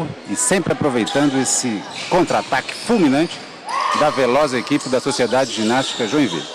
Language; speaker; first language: Portuguese; native; Portuguese